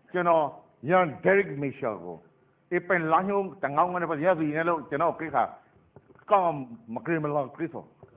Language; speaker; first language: Burmese; native; Burmese